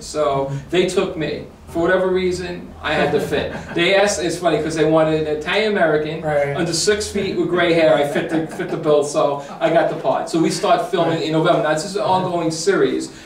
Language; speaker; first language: English; native; English